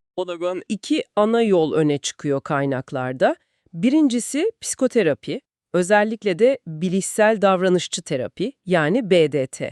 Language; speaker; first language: Turkish; native; Turkish